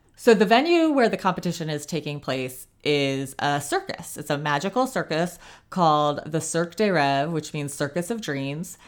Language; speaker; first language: English; native; English